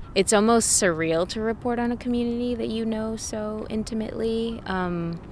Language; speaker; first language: English; native; English